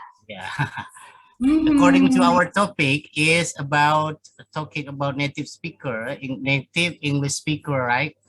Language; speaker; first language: English; non-native, fluent; Indonesian